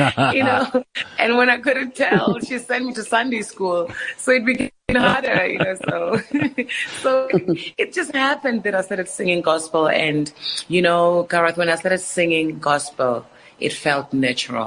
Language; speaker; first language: English; non-native, local second language; Northern Sotho